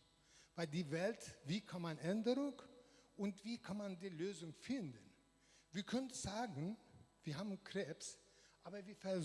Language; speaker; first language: German; non-native, learner; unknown